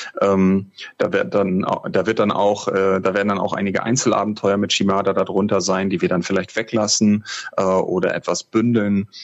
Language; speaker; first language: German; native; German